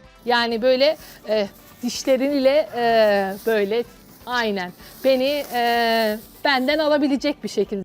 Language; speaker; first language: Turkish; non-native, fluent; Azerbaijani